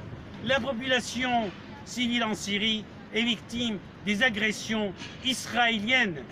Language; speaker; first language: French; non-native, fluent; Arabic